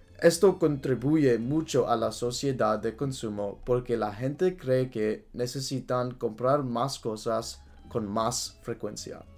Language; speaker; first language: Spanish; non-native, learner; English